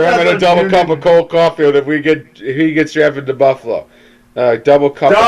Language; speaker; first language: English; native; English